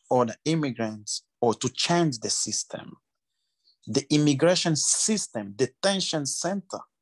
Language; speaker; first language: English; non-native, learner; French